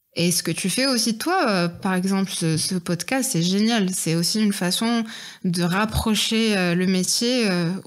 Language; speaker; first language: French; non-native, local second language; Arabic